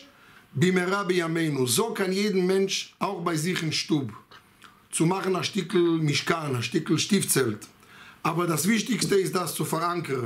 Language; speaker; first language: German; non-native, fluent; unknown